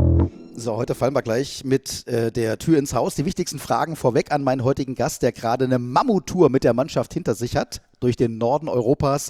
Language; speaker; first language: German; native; German